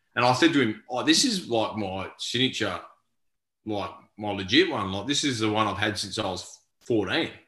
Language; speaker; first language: English; native; English